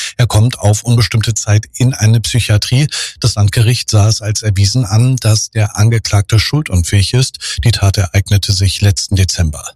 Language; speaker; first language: German; native; German